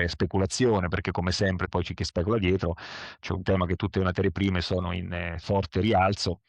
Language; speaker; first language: Italian; native; Italian